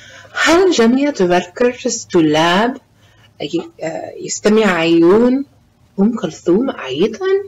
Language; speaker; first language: Arabic; non-native, learner; English